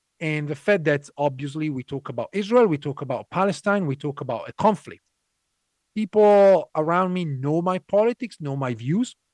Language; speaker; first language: English; non-native, fluent; Italian